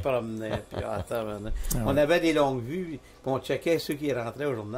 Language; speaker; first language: French; native; French